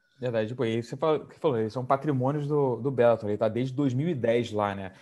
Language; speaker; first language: Portuguese; native; Portuguese